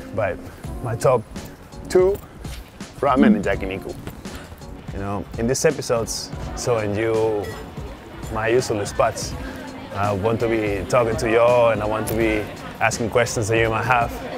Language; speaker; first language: English; non-native, fluent; Spanish